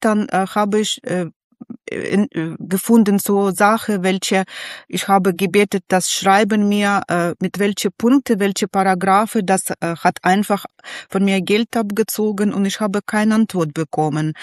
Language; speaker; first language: German; non-native, learner; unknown